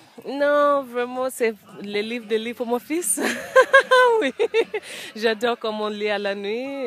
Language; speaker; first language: French; non-native, learner; English